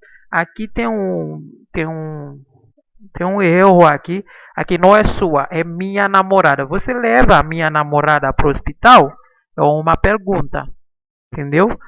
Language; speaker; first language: Portuguese; non-native, fluent; Haitian Creole